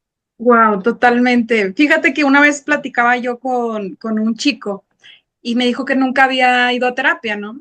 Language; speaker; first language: Spanish; native; Spanish